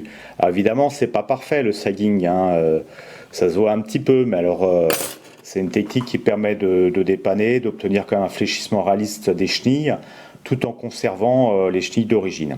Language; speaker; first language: French; native; French